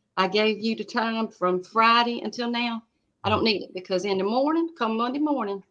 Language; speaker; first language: English; native; English